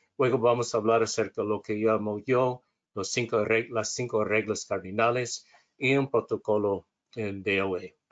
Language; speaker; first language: Spanish; non-native, learner; English